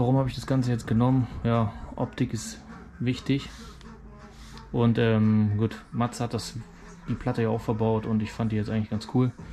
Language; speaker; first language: German; native; German